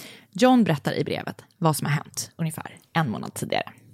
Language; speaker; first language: Swedish; native; Swedish